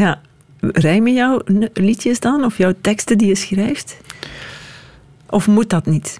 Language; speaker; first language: Dutch; native; Dutch